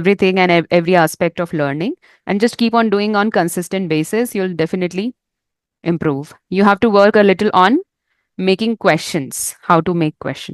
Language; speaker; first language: English; non-native, fluent; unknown